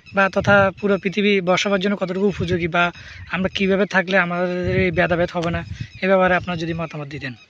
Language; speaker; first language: Bangla; native; Bangla